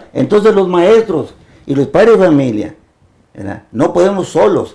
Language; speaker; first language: Spanish; native; Spanish